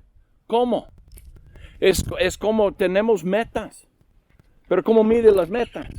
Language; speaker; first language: Spanish; non-native, learner; English